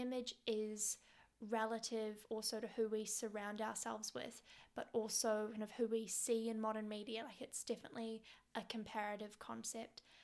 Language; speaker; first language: English; native; English